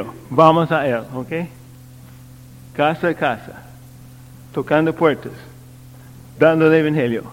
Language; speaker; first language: Spanish; non-native, learner; English